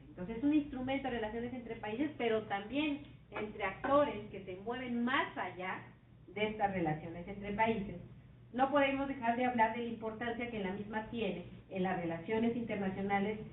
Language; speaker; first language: Spanish; native; Spanish